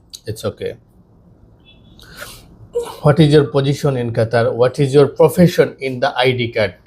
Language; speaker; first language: English; non-native, learner; Bangla